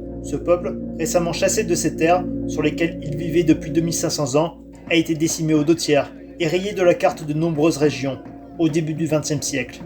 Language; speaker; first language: French; native; French